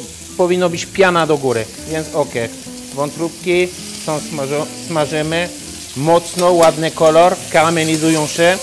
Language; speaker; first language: Polish; non-native, learner; French